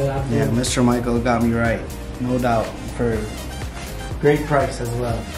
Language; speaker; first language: English; early bilingual, other home language; Urdu